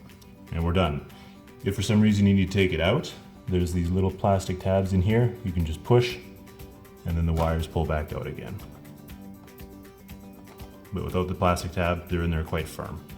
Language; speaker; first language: English; native; English